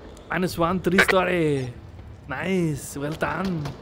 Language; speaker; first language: English; non-native, fluent; German